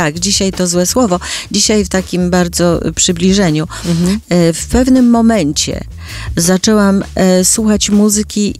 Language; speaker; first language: Polish; native; Polish